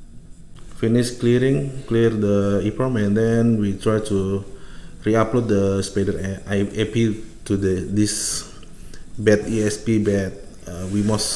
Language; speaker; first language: English; non-native, fluent; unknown